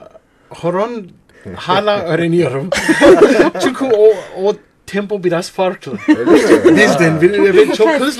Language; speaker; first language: Turkish; non-native, learner; English